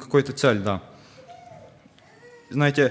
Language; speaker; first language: Russian; early bilingual, heritage; Russian